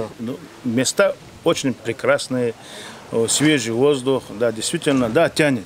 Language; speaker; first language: Russian; non-native, local second language; Lezghian